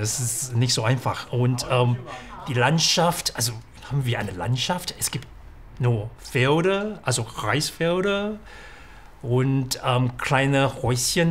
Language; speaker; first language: German; non-native, fluent; Chinese